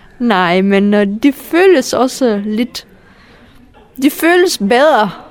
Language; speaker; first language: Danish; non-native, fluent; Romanian